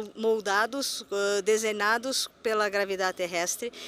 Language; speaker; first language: Spanish; non-native, learner; Portuguese